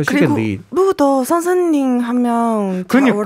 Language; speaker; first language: Korean; non-native, learner; Chinese